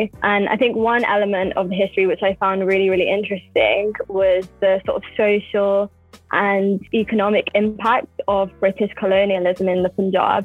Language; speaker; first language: English; native; English